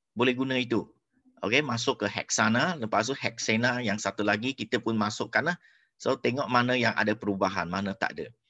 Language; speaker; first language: Malay; non-native, local second language; Chinese